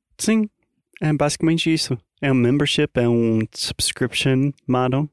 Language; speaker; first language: Portuguese; non-native, fluent; English